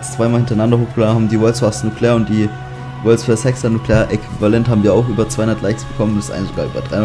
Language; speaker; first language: German; native; German